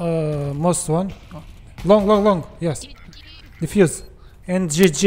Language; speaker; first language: English; non-native, learner; Portuguese